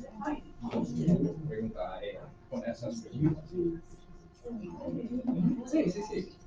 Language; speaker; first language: Spanish; non-native, fluent; English